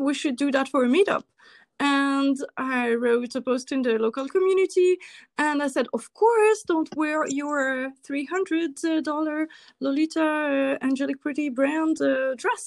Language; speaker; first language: English; non-native, fluent; French